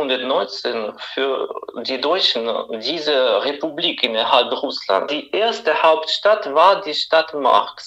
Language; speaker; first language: German; non-native, fluent; Russian